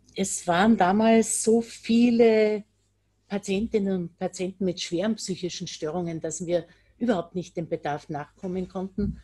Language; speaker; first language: German; native; German